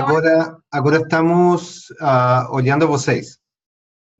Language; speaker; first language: Portuguese; non-native, fluent; Spanish